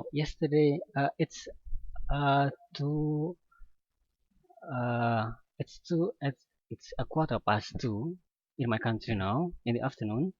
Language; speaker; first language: English; non-native, learner; Indonesian